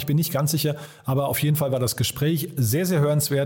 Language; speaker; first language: German; native; German